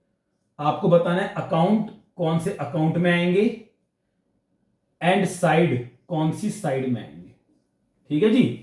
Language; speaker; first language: Hindi; native; Hindi